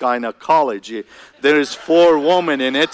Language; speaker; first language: English; non-native, fluent; Turkish